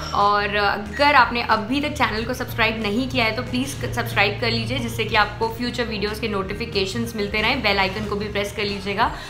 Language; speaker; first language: Hindi; native; Hindi